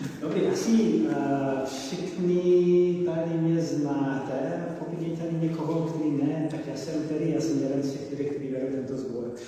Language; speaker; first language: Czech; non-native, learner; English